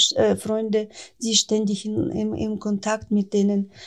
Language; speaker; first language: German; non-native, fluent; Ukrainian